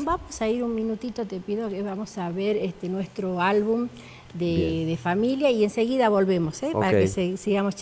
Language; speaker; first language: Spanish; native; Spanish